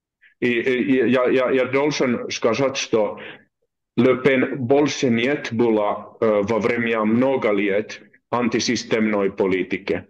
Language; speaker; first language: Russian; non-native, learner; Finnish